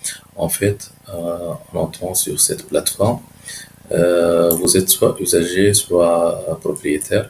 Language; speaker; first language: French; non-native, local second language; Arabic